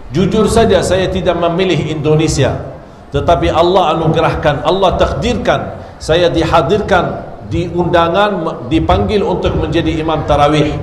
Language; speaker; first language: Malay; non-native, fluent; Arabic